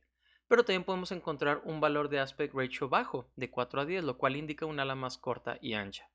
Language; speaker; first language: Spanish; native; Spanish